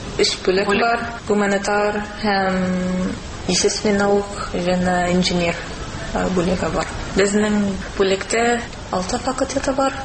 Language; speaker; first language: Tatar; non-native, fluent; English